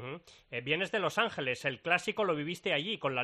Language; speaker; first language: Spanish; native; Spanish